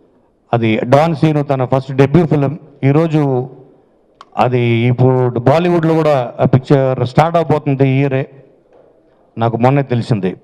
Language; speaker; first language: Telugu; native; Telugu